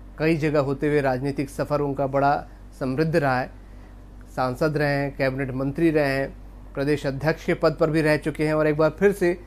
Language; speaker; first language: Hindi; native; Hindi